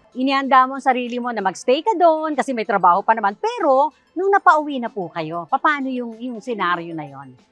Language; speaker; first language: Filipino; native; Filipino